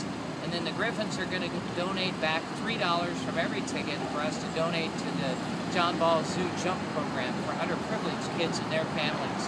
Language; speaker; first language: English; native; English